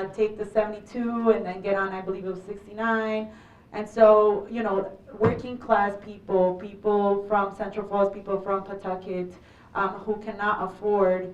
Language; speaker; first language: English; early bilingual, other home language; Spanish